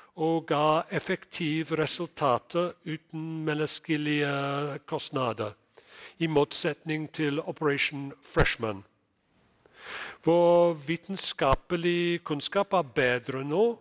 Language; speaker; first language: Norwegian; non-native, fluent; English